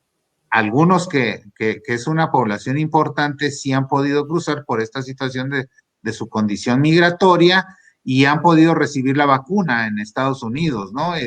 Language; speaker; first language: Spanish; native; Spanish